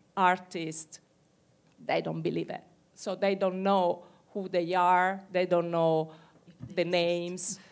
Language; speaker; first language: English; non-native, fluent; Italian